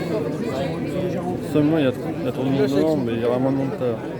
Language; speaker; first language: French; native; French